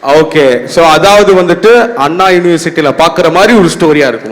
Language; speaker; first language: Tamil; native; Tamil